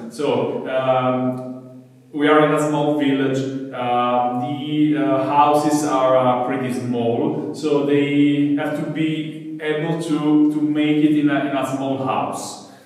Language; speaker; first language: English; non-native, fluent; Italian